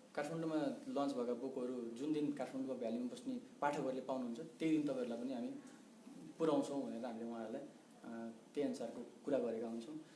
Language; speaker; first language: Nepali; native; Nepali